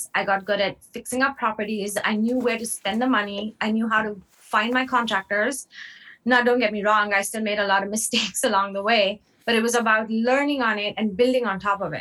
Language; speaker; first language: English; non-native, local second language; Hindi